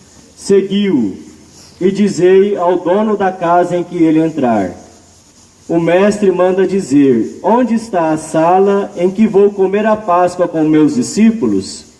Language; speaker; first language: Portuguese; native; Portuguese